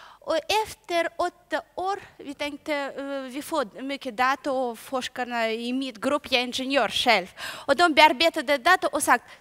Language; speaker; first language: Swedish; non-native, learner; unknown